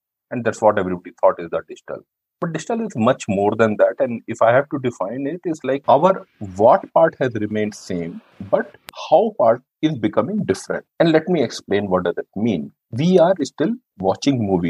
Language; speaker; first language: English; non-native, local second language; Hindi